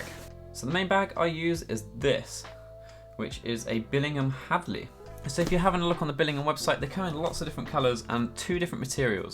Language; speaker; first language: English; native; English